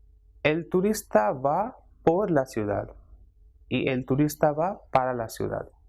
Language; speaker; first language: Spanish; non-native, fluent; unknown